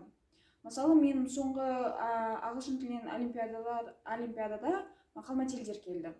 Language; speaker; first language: Kazakh; non-native, local second language; Russian